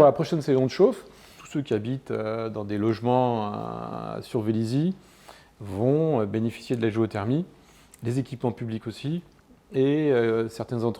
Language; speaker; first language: French; native; French